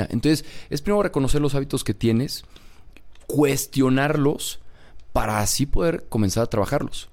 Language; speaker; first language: Spanish; native; Spanish